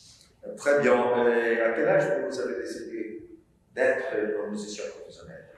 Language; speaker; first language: French; non-native, learner; Portuguese